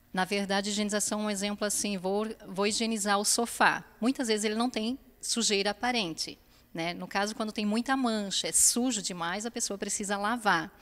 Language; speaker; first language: Portuguese; native; Portuguese